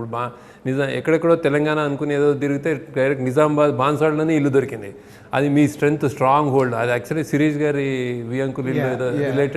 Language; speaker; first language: Telugu; native; Telugu